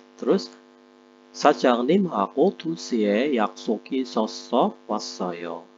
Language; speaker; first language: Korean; non-native, fluent; Indonesian